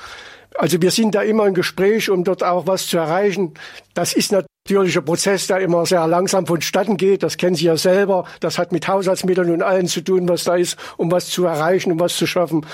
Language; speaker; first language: German; native; German